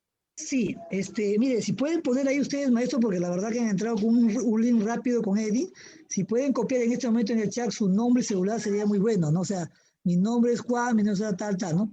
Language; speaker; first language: Spanish; native; Spanish